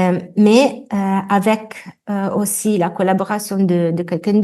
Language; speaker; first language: French; non-native, fluent; Italian